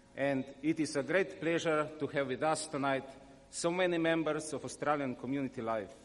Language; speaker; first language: English; non-native, fluent; Slovenian